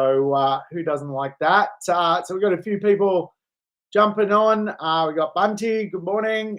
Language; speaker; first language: English; native; English